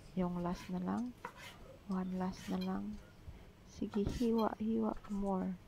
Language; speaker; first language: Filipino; non-native, local second language; Cebuano